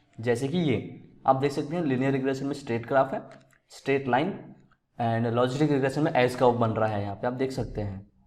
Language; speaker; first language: Hindi; native; Hindi